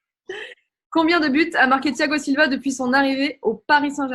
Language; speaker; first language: French; native; French